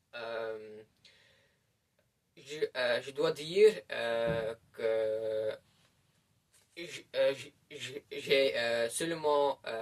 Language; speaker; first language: French; non-native, learner; Dutch